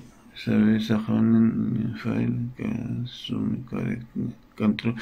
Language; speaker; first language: French; non-native, fluent; Russian